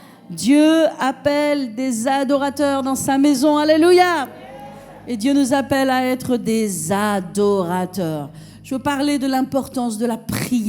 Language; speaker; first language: French; native; French